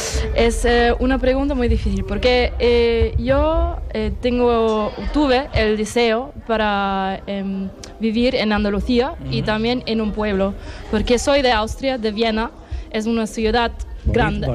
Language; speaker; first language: Spanish; non-native, learner; German